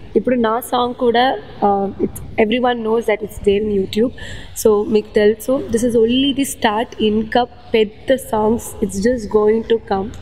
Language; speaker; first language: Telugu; non-native, local second language; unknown